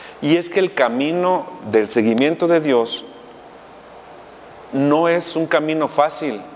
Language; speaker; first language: Spanish; native; Spanish